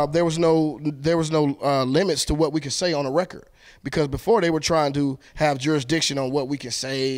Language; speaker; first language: English; native; English